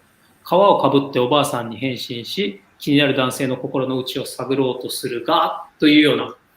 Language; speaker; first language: Japanese; native; Japanese